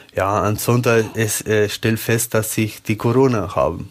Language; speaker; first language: German; non-native, learner; Spanish